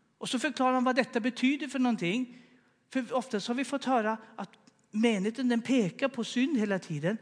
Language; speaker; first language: Swedish; native; Swedish